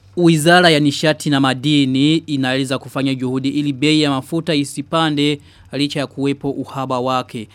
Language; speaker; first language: Swahili; non-native, local second language; Rundi